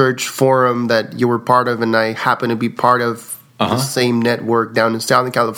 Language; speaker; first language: English; early bilingual, other home language; Spanish